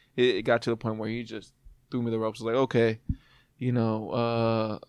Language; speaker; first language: English; native; English